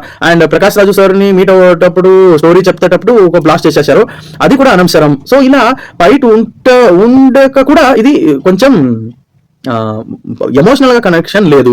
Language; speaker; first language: Telugu; non-native, learner; Kannada